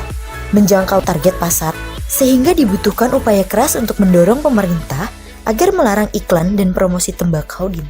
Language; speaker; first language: Indonesian; native; Indonesian